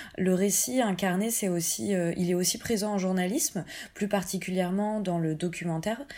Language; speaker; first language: French; native; French